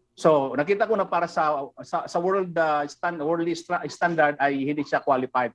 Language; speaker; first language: Filipino; non-native, local second language; Waray